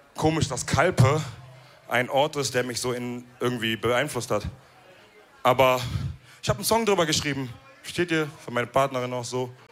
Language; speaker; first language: German; early bilingual, other home language; Wolof